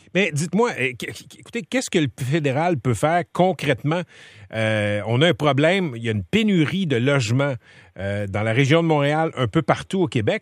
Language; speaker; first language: French; native; French